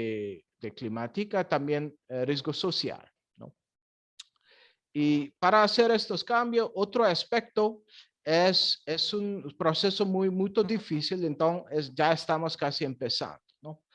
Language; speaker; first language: Spanish; non-native, fluent; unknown